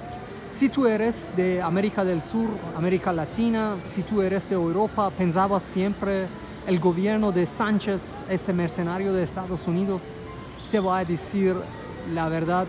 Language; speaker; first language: Spanish; non-native, fluent; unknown